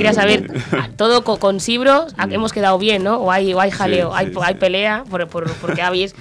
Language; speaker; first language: Spanish; native; Spanish